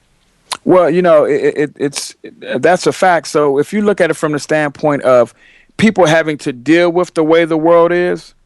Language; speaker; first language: English; native; English